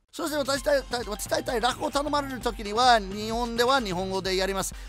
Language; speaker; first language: Japanese; non-native, fluent; English